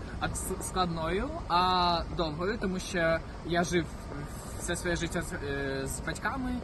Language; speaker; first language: Ukrainian; non-native, local second language; Russian